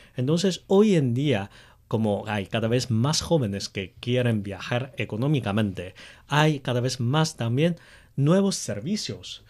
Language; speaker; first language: Spanish; non-native, fluent; Chinese